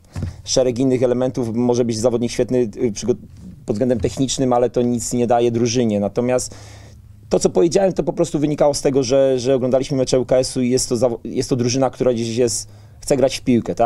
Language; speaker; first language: Polish; native; Polish